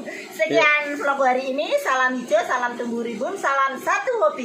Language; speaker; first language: Indonesian; non-native, local second language; Javanese